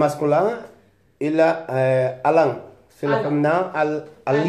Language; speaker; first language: French; non-native, learner; Portuguese